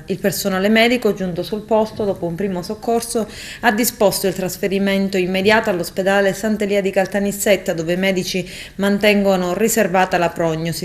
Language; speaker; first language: Italian; native; Italian